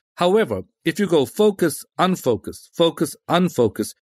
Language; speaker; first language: English; native; English